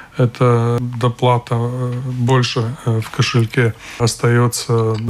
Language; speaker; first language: Russian; non-native, local second language; Latvian